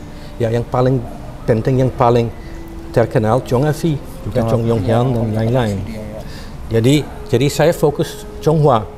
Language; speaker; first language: Indonesian; non-native, fluent; Dutch